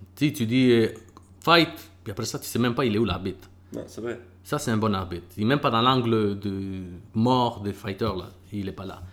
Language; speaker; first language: French; early bilingual, other home language; Spanish